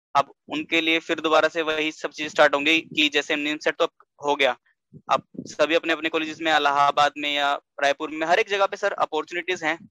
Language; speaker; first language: Hindi; native; Hindi